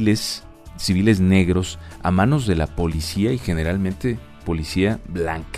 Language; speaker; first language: Spanish; native; Spanish